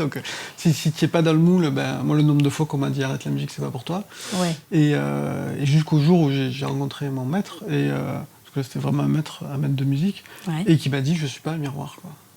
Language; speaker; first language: French; native; French